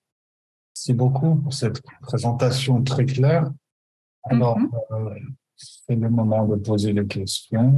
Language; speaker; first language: French; native; French